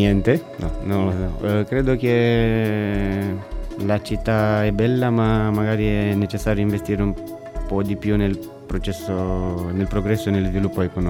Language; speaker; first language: Italian; non-native, fluent; Romanian